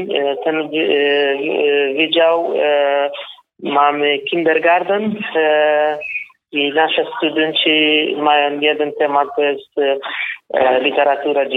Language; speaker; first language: Polish; non-native, learner; Kurdish